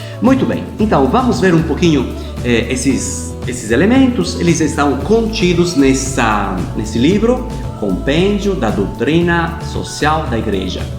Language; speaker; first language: Portuguese; non-native, fluent; Italian